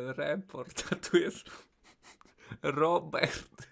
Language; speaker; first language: Polish; native; Polish